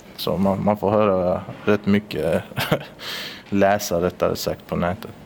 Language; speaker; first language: Swedish; early bilingual, other home language; Persian